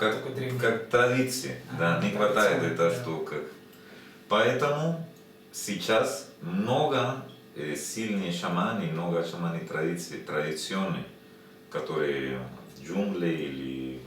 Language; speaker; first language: Russian; non-native, learner; Spanish